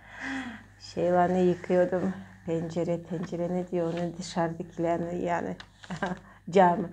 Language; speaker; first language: Turkish; non-native, fluent; Russian